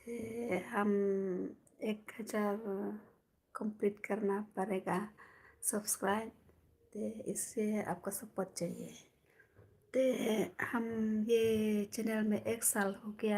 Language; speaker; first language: Hindi; non-native, local second language; Khasi